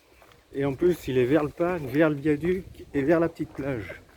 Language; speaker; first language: French; native; French